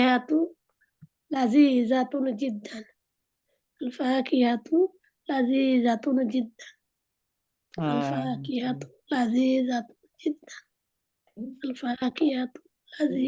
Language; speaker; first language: Arabic; non-native, learner; Bangla